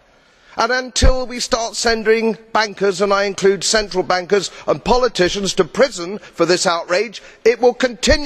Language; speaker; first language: English; native; English